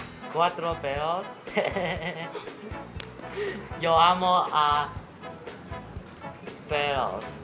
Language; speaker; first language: Spanish; non-native, learner; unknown